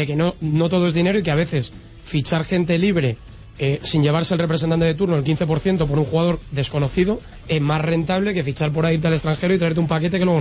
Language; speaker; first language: Spanish; native; Spanish